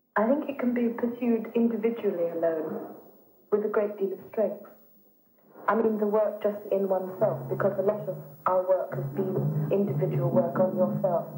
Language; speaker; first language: English; native; English